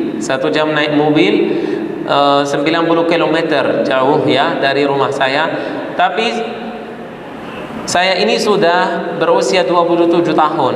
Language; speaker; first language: Indonesian; non-native, fluent; Arabic